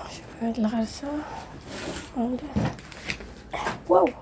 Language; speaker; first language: Arabic; native; Arabic